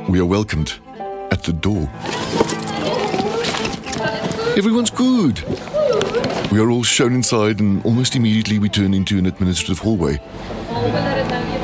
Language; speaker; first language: English; non-native, local second language; Dutch